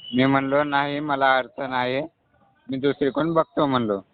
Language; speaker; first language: Marathi; native; Marathi